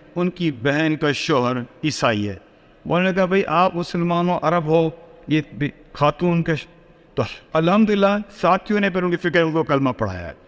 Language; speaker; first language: Urdu; non-native, local second language; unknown